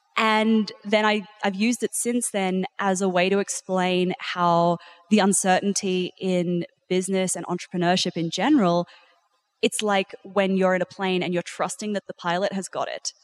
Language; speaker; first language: English; native; English